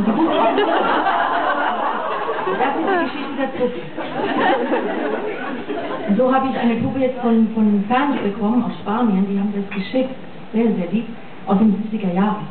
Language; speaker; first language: German; non-native, fluent; English